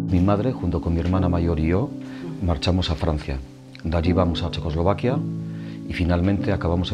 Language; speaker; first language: Spanish; early bilingual, heritage; Spanish